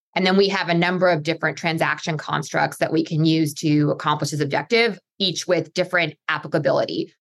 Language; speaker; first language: English; native; English